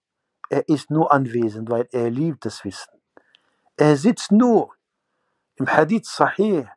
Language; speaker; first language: German; non-native, fluent; Arabic